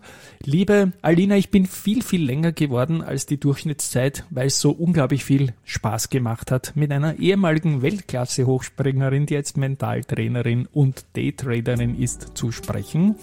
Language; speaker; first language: German; native; German